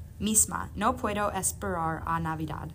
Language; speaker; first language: Spanish; non-native, learner; English